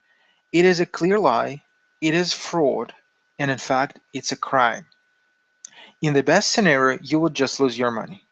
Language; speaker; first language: English; non-native, fluent; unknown